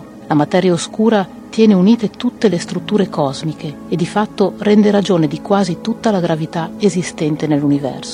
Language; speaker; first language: Italian; native; Italian